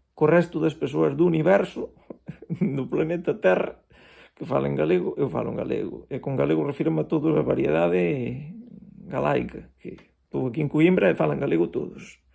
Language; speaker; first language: Galician; non-native, local second language; Spanish